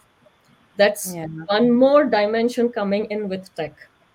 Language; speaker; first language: English; non-native, local second language; Hindi